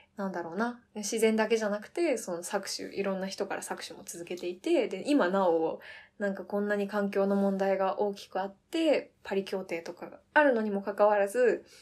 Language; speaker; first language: Japanese; early bilingual, heritage; Japanese